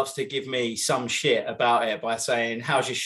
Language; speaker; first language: English; native; English